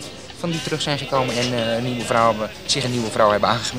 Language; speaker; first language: Dutch; native; Dutch